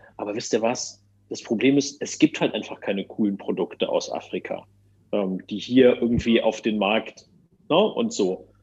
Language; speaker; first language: German; native; German